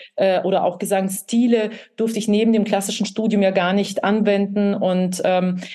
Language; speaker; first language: German; early bilingual, other home language; Russian